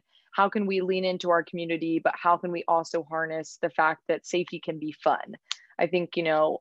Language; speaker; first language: English; native; English